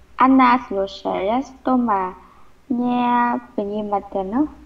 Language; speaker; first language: Russian; non-native, learner; Vietnamese